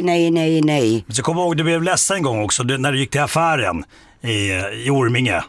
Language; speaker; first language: Swedish; native; Swedish